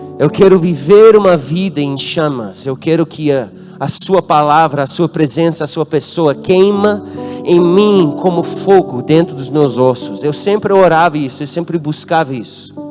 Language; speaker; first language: Portuguese; non-native, fluent; English